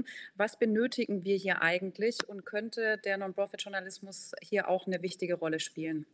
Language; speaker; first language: German; native; German